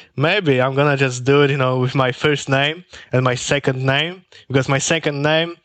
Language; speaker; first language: English; non-native, learner; Polish